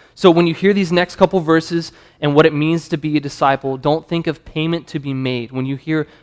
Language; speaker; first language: English; native; English